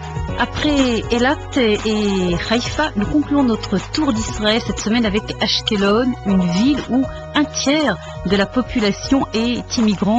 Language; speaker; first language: French; native; French